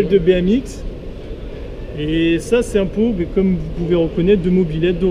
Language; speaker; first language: French; native; French